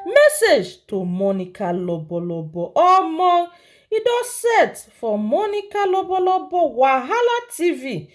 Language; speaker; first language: Nigerian Pidgin; non-native, local second language; Yoruba